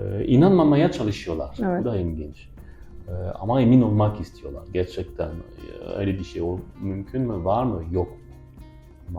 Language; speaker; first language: Turkish; non-native, fluent; French